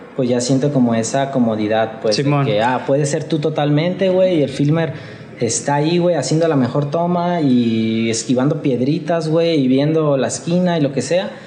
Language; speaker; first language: Spanish; native; Spanish